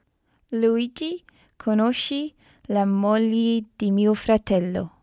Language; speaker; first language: Italian; non-native, learner; English